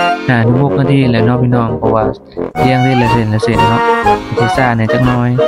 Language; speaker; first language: Thai; non-native, local second language; Lao